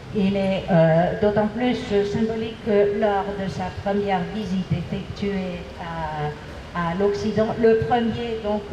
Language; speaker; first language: French; non-native, fluent; Armenian